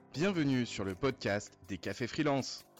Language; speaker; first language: French; native; French